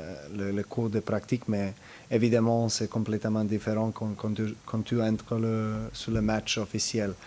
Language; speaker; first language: French; non-native, learner; Serbian